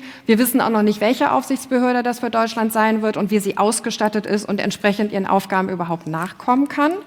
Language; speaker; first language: German; native; German